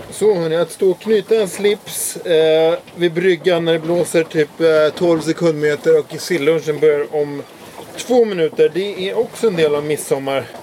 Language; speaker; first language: Swedish; native; Swedish